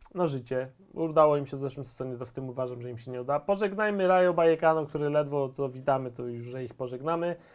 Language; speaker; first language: Polish; native; Polish